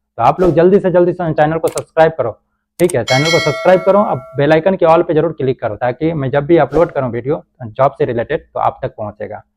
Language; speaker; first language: Hindi; native; Hindi